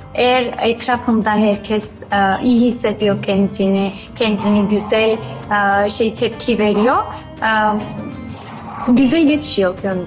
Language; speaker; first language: Turkish; non-native, learner; Georgian